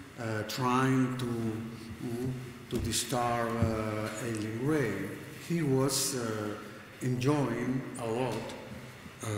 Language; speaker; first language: English; non-native, learner; Spanish